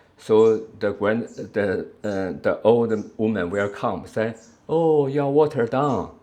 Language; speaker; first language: English; non-native, learner; Chinese